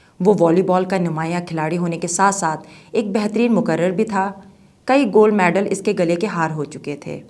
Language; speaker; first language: Urdu; native; Urdu